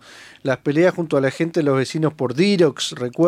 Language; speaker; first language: Spanish; native; Spanish